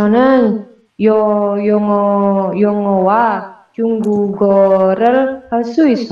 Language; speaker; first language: Korean; non-native, learner; Indonesian